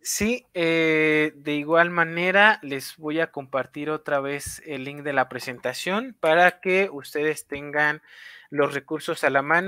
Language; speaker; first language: Spanish; native; Spanish